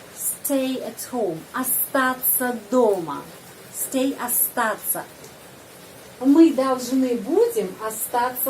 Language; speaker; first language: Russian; non-native, fluent; Indonesian